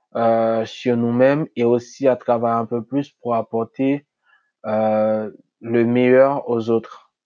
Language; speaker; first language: French; non-native, local second language; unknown